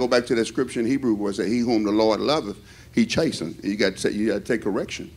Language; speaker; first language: English; native; English